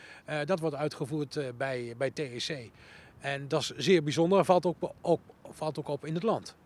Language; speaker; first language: Dutch; native; Dutch